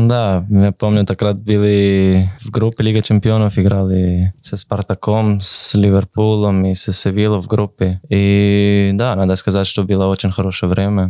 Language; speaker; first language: Russian; non-native, learner; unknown